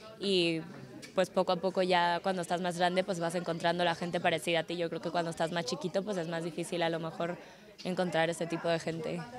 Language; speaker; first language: Spanish; early bilingual, heritage; Spanish